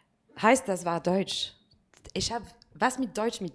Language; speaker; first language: German; non-native, learner; French